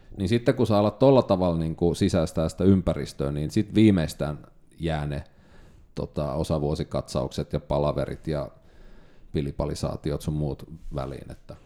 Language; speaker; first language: Finnish; native; Finnish